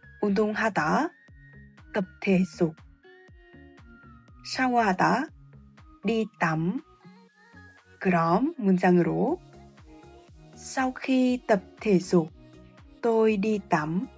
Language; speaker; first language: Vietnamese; non-native, fluent; Korean